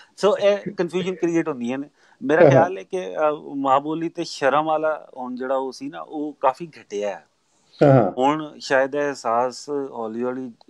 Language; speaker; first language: Punjabi; non-native, local second language; Urdu